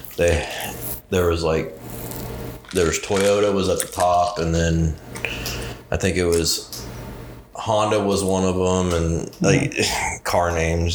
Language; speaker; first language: English; native; English